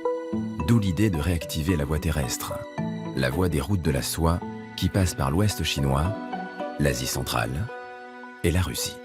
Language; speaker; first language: French; native; French